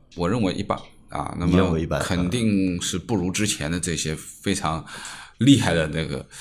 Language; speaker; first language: Chinese; native; Chinese